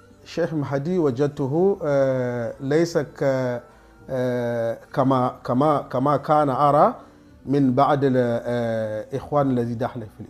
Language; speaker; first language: Arabic; non-native, fluent; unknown